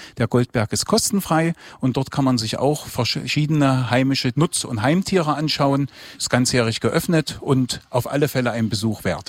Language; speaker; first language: German; native; German